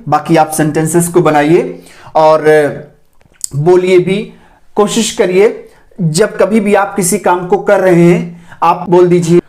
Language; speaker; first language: Hindi; native; Hindi